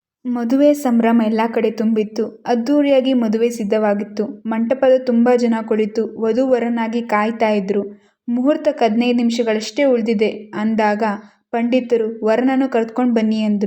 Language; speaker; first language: Kannada; native; Kannada